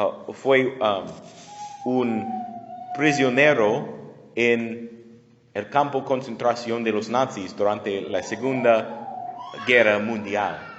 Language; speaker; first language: Spanish; non-native, learner; English